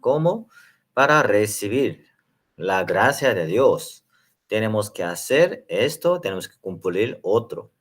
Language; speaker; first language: Spanish; non-native, learner; Korean